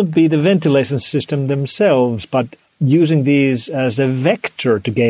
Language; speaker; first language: English; non-native, fluent; Finnish